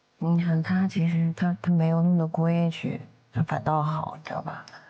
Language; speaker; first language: Chinese; native; Chinese